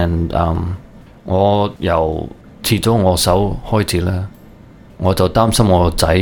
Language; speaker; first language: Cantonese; early bilingual, heritage; Cantonese